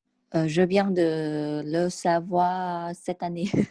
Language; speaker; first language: French; non-native, learner; Vietnamese